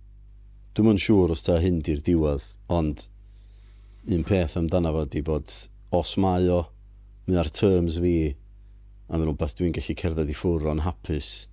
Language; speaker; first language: Welsh; native; Welsh